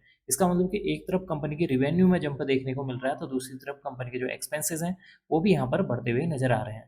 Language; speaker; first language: Hindi; native; Hindi